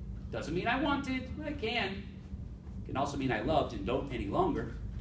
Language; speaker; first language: English; native; English